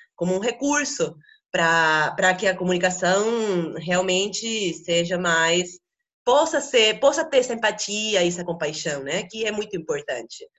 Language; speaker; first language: Portuguese; non-native, fluent; Spanish